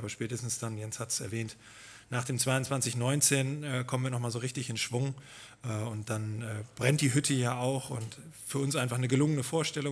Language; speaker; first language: German; native; German